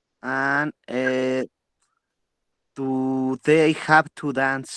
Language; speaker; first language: English; non-native, learner; Spanish